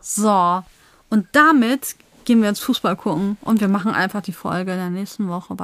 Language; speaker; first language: German; native; German